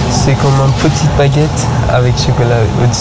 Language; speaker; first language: French; non-native, learner; Persian